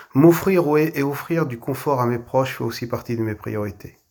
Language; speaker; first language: French; native; French